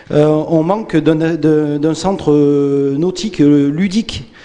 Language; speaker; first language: French; native; French